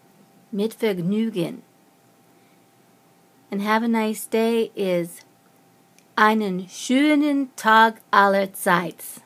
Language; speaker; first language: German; non-native, learner; English